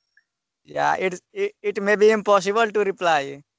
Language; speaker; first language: English; non-native, learner; Hindi